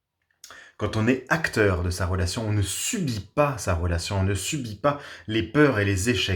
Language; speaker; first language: French; native; French